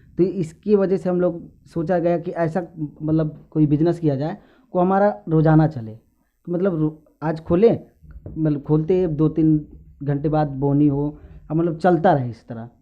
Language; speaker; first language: Hindi; native; Hindi